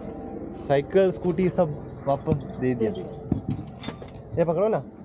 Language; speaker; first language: Hindi; non-native, local second language; Malayalam